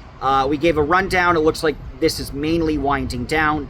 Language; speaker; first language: English; native; English